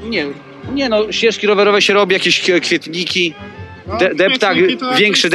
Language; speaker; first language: Polish; native; Polish